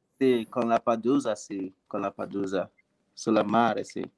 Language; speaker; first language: Italian; non-native, learner; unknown